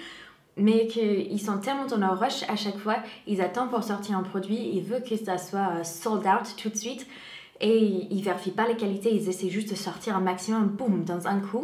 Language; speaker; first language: French; non-native, fluent; English